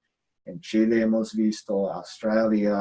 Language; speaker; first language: Spanish; non-native, learner; English